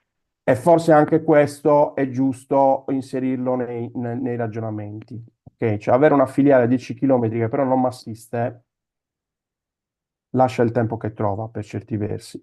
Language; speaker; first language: Italian; native; Italian